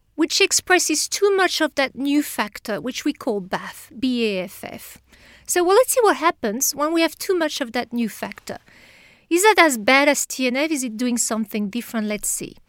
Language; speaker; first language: English; non-native, fluent; French